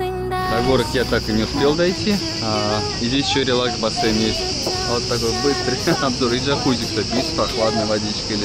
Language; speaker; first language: Russian; native; Russian